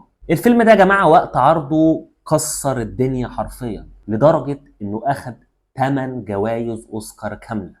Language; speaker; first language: Arabic; native; Arabic